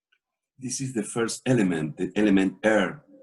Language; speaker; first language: English; non-native, learner; Portuguese